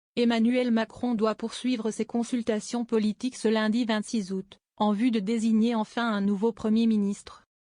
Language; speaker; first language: French; native; French